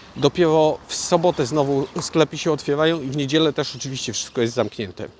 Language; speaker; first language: Polish; native; Polish